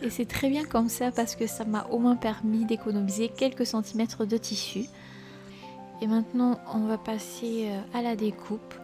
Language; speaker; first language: French; native; French